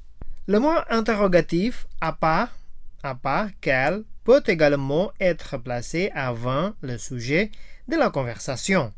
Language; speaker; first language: French; non-native, fluent; Indonesian